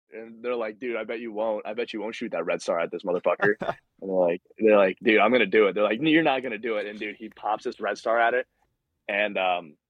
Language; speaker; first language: English; native; English